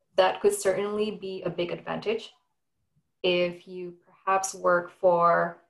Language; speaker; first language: English; non-native, fluent; Indonesian